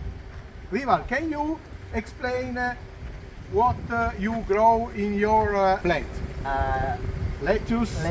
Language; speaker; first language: English; non-native, learner; Italian